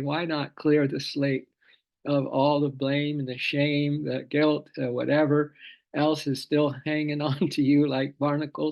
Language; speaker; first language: English; native; English